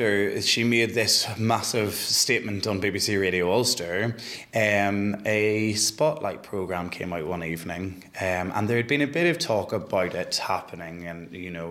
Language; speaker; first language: English; native; English